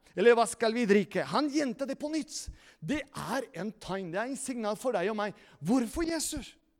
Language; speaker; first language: Norwegian; non-native, fluent; Spanish